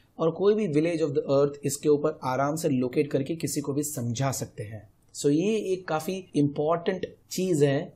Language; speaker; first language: Hindi; non-native, local second language; Gujarati